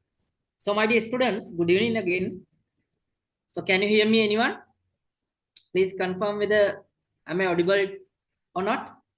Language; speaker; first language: English; non-native, local second language; Sinhala